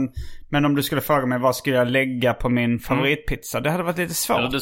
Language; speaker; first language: Swedish; native; Swedish